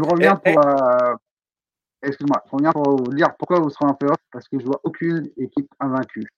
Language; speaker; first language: French; native; French